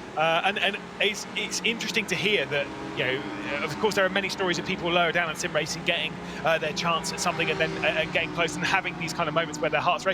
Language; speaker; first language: English; native; English